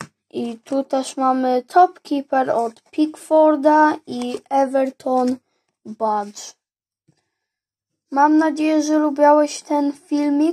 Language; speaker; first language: Polish; early bilingual, heritage; Polish